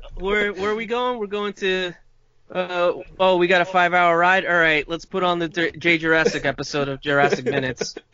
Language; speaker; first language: English; non-native, fluent; Spanish